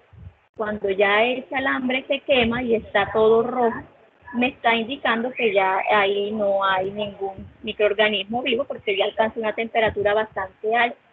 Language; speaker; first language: Spanish; native; Spanish